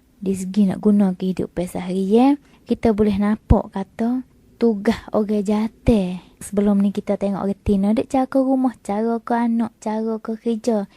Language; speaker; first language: Malay; native; Malay